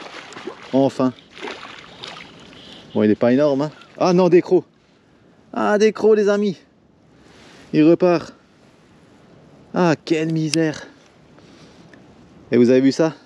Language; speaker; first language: French; native; French